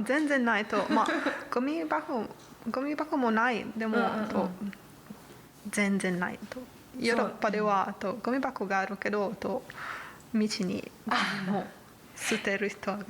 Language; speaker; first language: Japanese; non-native, learner; Italian